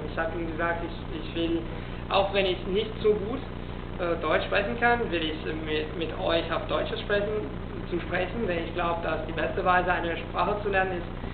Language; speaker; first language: German; non-native, fluent; Italian